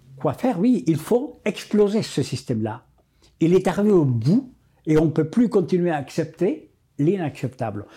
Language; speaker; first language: French; non-native, fluent; Spanish